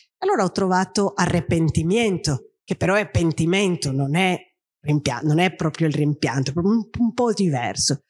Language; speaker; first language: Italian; non-native, fluent; Spanish